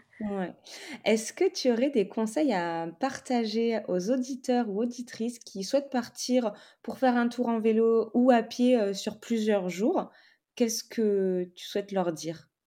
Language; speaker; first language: French; native; French